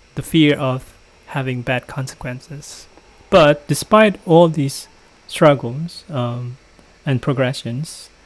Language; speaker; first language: English; non-native, fluent; Indonesian